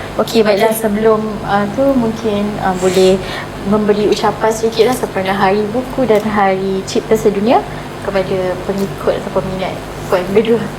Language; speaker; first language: Malay; native; Malay